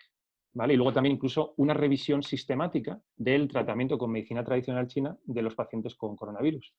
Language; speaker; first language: Spanish; native; Spanish